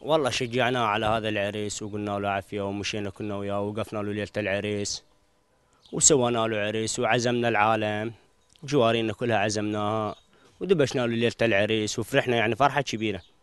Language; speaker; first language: Arabic; native; Arabic